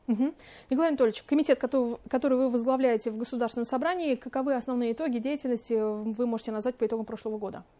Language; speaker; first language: Russian; native; Russian